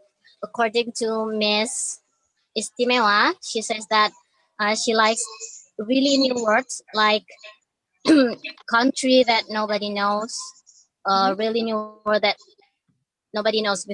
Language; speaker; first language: English; non-native, learner; Indonesian